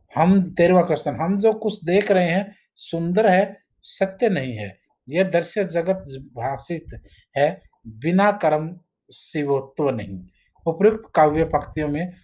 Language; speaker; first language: Hindi; native; Hindi